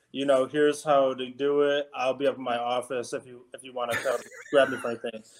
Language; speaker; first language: English; native; English